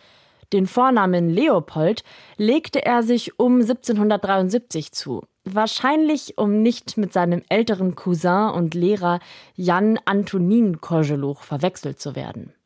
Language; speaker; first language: German; native; German